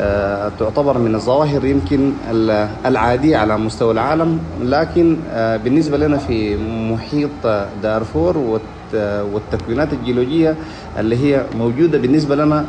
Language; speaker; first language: Arabic; native; Arabic